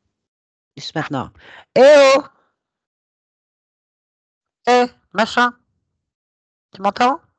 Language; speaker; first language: French; native; French